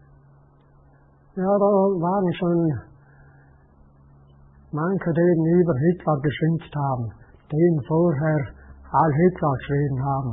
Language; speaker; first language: German; native; German